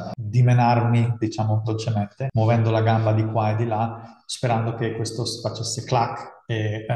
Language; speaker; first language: Italian; early bilingual, other home language; Dutch